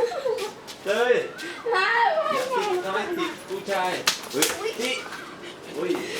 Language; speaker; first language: Thai; non-native, fluent; Spanish